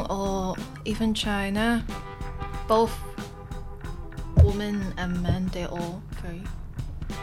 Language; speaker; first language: English; non-native, local second language; Cantonese